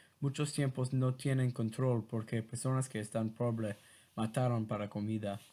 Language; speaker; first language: Spanish; non-native, learner; English